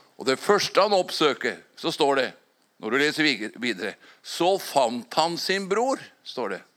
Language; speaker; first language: Norwegian; native; Norwegian